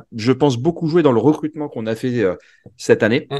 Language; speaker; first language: French; native; French